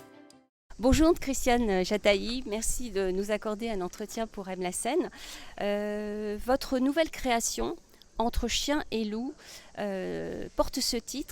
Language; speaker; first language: French; native; French